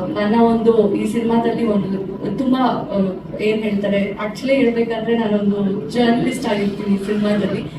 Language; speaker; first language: Kannada; non-native, local second language; Tulu